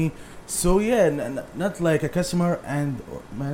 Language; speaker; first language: English; non-native, learner; Arabic